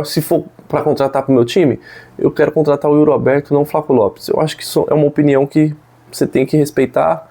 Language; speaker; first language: Portuguese; native; Portuguese